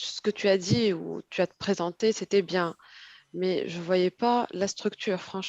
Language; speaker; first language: French; non-native, fluent; Arabic